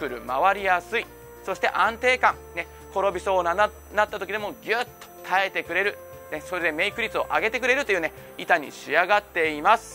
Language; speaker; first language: Japanese; native; Japanese